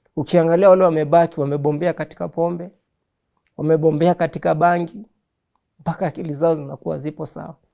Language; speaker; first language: Swahili; native; Swahili